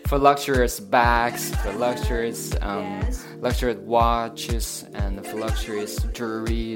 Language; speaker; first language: English; non-native, fluent; Chinese